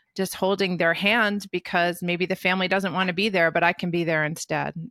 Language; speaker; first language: English; native; English